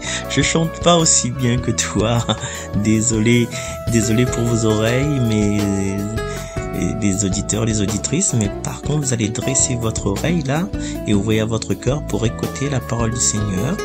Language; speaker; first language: French; non-native, local second language; Réunion Creole French